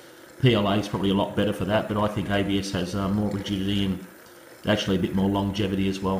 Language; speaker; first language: English; native; English